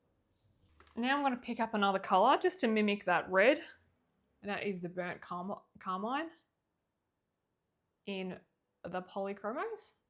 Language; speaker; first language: English; native; English